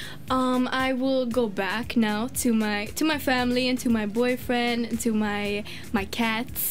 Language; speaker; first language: English; non-native, fluent; Swedish